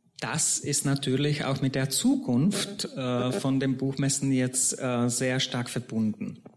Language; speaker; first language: German; non-native, fluent; Czech